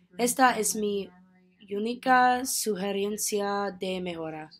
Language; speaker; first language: Spanish; non-native, learner; English